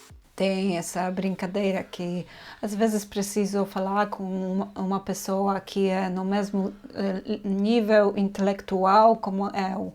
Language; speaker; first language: Portuguese; non-native, fluent; Polish